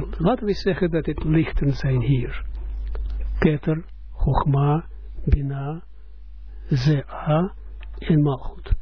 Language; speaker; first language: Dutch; non-native, fluent; Russian